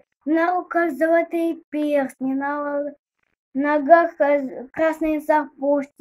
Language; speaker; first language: Russian; native; Russian